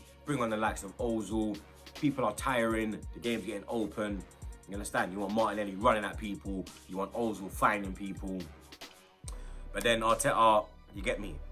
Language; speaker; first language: English; native; English